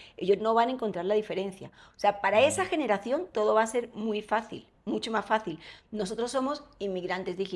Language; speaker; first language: Spanish; native; Spanish